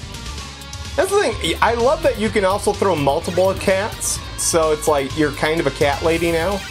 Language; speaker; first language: English; native; English